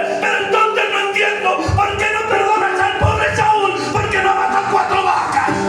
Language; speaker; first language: Spanish; native; Spanish